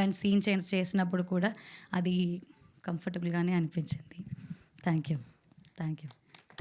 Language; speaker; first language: Telugu; non-native, learner; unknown